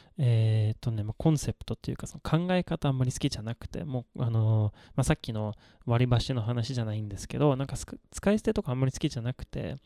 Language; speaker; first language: Japanese; non-native, fluent; Swedish